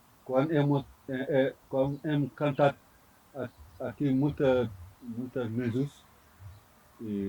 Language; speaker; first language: Catalan; non-native, learner; Fula